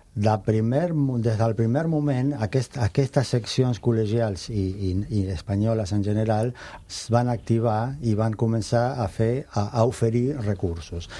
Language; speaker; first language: Catalan; non-native, fluent; Spanish